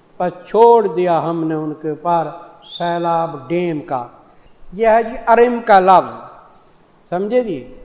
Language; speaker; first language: Urdu; non-native, local second language; Saraiki